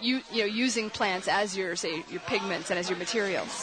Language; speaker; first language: English; native; English